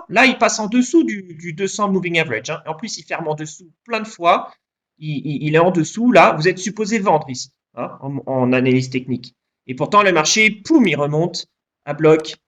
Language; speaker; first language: French; native; French